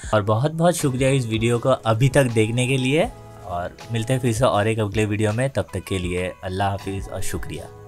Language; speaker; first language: Hindi; native; Hindi